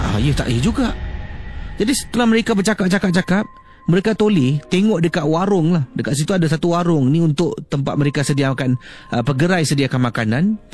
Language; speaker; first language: Malay; native; Malay